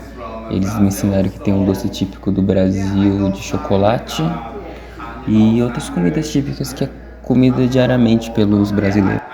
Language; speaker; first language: Portuguese; non-native, fluent; Japanese